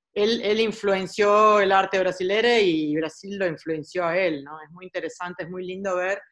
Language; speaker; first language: Spanish; early bilingual, heritage; Spanish